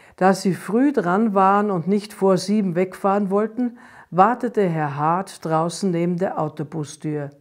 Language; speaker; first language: German; native; German